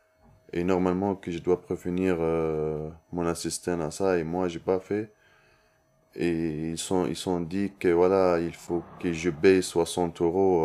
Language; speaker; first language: French; non-native, learner; Arabic